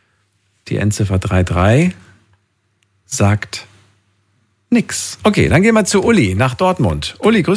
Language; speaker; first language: German; native; German